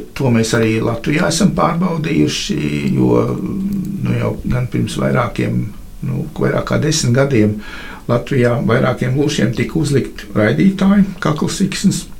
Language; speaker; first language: Latvian; native; Latvian